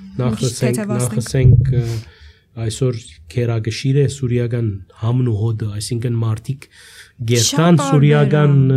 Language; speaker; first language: Armenian; early bilingual, heritage; Armenian